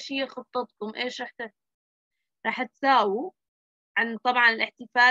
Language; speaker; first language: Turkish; non-native, fluent; Arabic